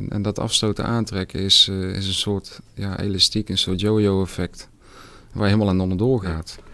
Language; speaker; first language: Dutch; native; Dutch